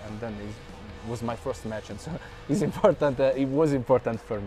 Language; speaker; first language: English; non-native, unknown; Italian